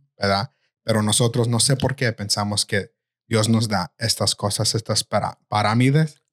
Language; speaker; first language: Spanish; early bilingual, heritage; Spanish